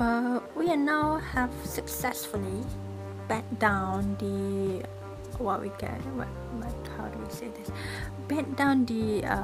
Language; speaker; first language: English; non-native, local second language; Malay